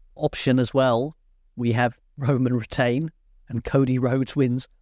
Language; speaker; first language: English; native; English